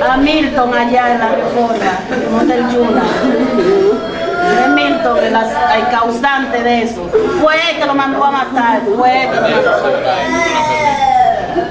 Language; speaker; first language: Spanish; native; Spanish